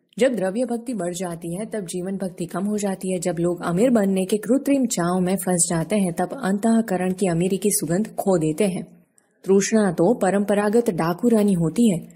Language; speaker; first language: Hindi; non-native, local second language; Gujarati